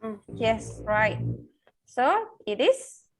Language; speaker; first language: English; non-native, local second language; Indonesian